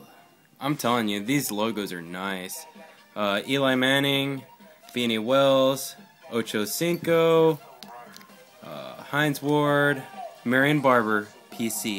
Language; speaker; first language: English; native; English